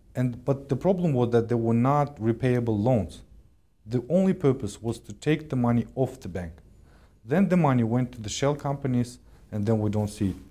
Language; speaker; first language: English; non-native, fluent; Kazakh